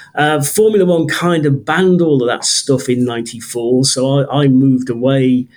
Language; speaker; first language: English; native; English